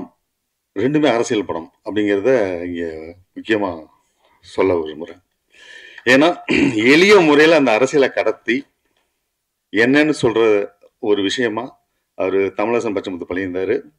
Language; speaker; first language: Tamil; native; Tamil